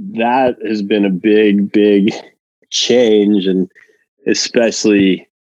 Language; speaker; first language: English; non-native, fluent; Spanish